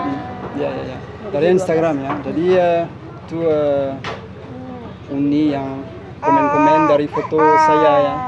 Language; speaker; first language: Indonesian; non-native, learner; French